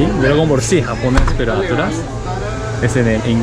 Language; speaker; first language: Spanish; non-native, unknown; Japanese